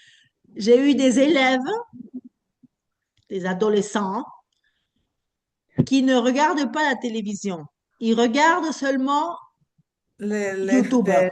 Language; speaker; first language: French; non-native, fluent; Spanish